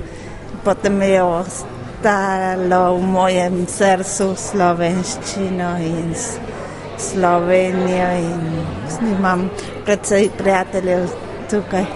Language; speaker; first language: Slovenian; early bilingual, heritage; Spanish